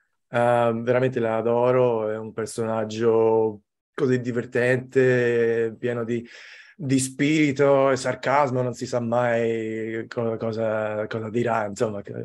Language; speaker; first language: Italian; non-native, fluent; English